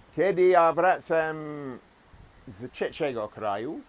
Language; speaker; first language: Polish; non-native, fluent; English